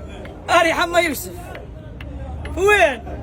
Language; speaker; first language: Arabic; native; Arabic